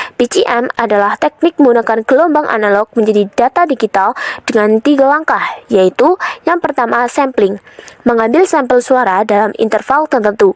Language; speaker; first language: Indonesian; native; Indonesian